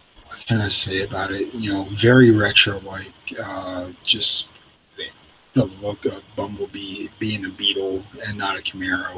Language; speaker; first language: English; native; English